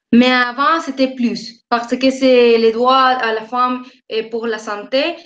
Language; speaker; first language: French; non-native, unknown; Spanish